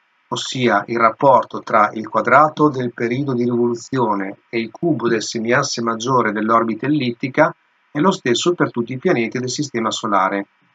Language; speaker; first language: Italian; native; Italian